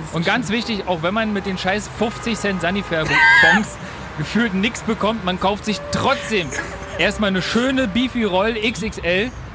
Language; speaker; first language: German; native; German